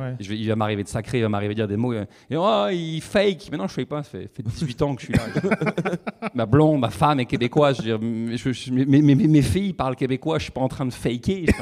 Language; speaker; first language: French; native; French